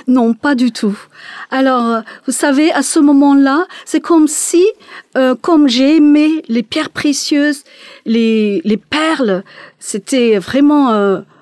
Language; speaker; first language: French; non-native, local second language; Malagasy